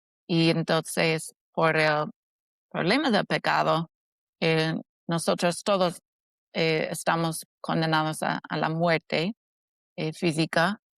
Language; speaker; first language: Spanish; non-native, fluent; English